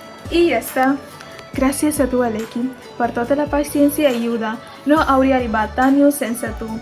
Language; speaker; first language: Catalan; non-native, learner; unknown